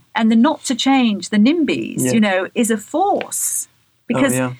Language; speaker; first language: English; native; English